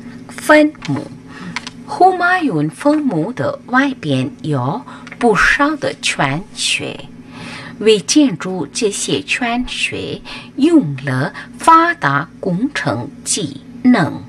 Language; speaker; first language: Chinese; non-native, fluent; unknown